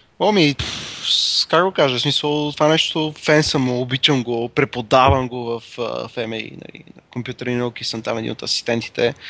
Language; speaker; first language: Bulgarian; native; Bulgarian